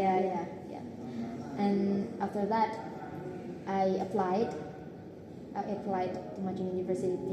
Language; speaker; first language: English; non-native, learner; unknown